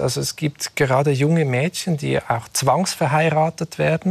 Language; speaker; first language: German; native; German